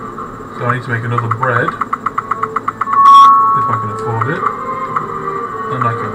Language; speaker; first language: English; native; English